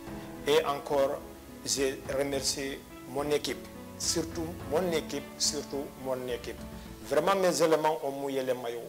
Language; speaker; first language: French; non-native, local second language; Fula